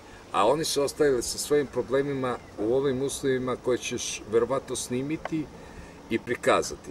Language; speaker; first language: Serbian; native; Serbian